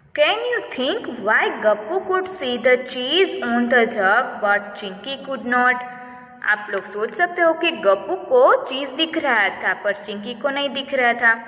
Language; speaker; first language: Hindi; non-native, local second language; Gujarati